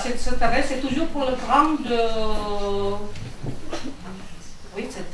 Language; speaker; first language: French; non-native, fluent; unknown